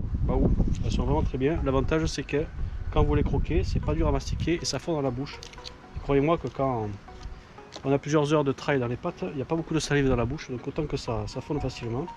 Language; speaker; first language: French; native; French